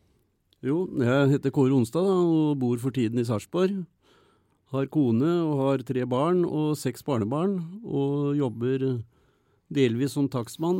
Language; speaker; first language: Norwegian; native; Norwegian